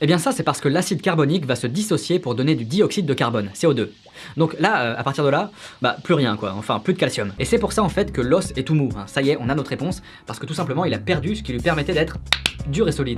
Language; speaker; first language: French; native; French